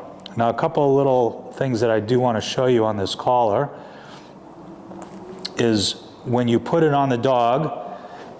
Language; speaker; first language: English; native; English